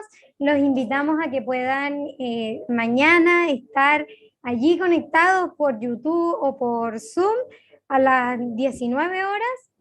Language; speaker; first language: Spanish; native; Spanish